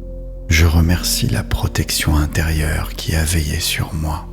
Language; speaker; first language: French; native; French